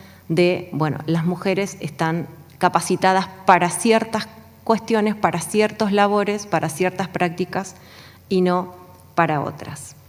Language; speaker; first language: Spanish; native; Spanish